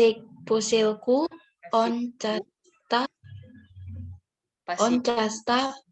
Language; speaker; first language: Russian; non-native, learner; Indonesian